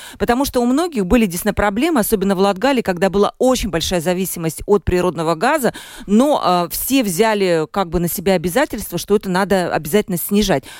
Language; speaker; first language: Russian; native; Russian